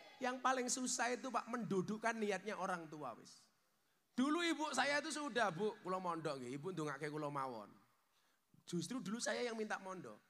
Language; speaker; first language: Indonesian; native; Indonesian